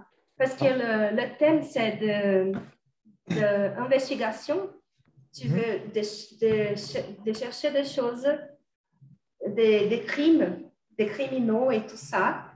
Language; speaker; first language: French; non-native, fluent; Portuguese